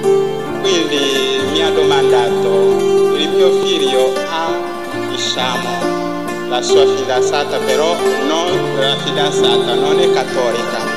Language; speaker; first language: Italian; non-native, fluent; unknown